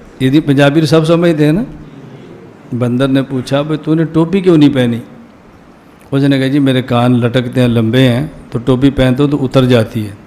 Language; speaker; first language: Urdu; non-native, local second language; Punjabi